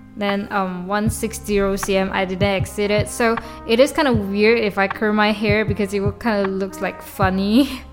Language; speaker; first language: English; non-native, local second language; Chinese